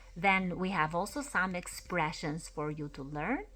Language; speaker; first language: English; non-native, fluent; Albanian